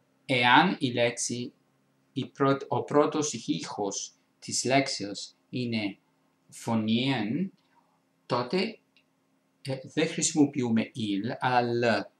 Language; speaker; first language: Greek; non-native, fluent; Italian